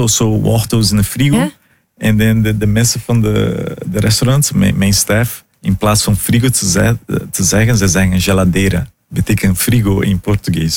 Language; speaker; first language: Dutch; non-native, fluent; Portuguese